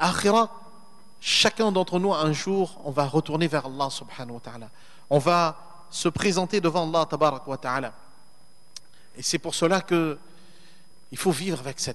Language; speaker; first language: French; native; French